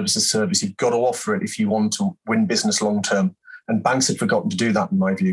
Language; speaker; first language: English; native; English